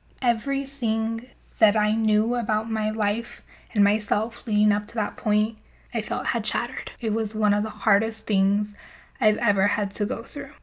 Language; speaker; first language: English; native; English